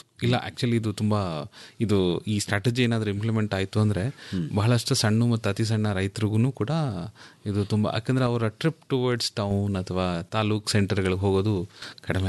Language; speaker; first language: Kannada; native; Kannada